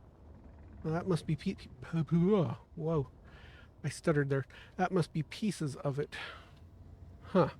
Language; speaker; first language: English; native; English